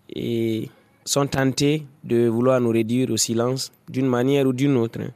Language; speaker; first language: French; non-native, local second language; Fula